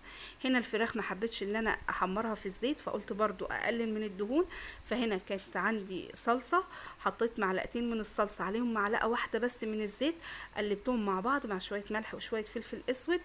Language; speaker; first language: Arabic; native; Arabic